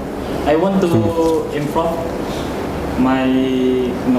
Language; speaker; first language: English; non-native, learner; Indonesian